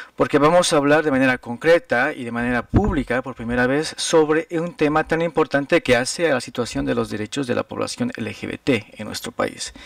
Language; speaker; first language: Spanish; native; Spanish